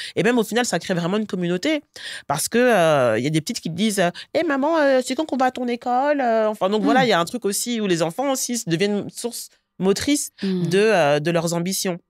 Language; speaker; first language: French; native; French